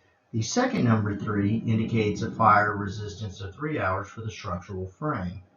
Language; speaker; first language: English; native; English